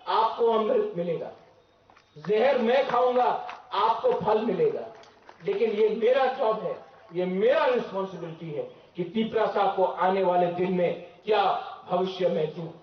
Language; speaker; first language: Hindi; non-native, local second language; Kok Borok